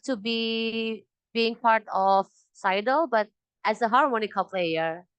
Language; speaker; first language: English; non-native, local second language; Indonesian